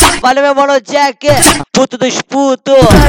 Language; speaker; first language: Portuguese; native; Portuguese